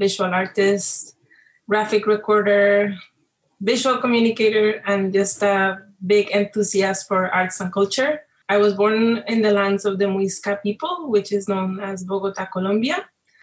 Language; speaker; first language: English; non-native, fluent; Spanish